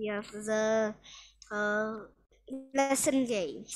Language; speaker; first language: English; non-native, learner; Vietnamese